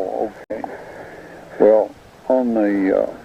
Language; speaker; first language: English; native; English